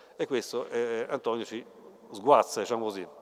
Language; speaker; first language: Italian; native; Italian